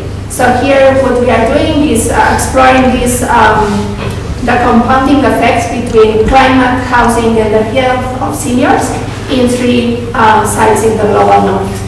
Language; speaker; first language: English; non-native, fluent; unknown